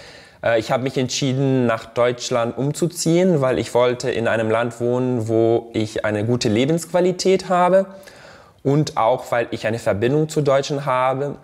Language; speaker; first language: German; non-native, fluent; Portuguese